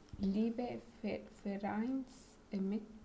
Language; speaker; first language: German; non-native, learner; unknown